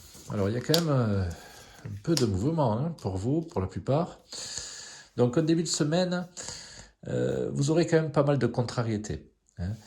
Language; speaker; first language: French; native; French